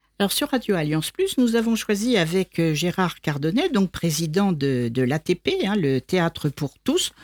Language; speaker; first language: French; native; French